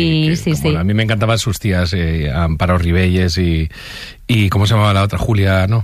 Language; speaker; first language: Spanish; native; Spanish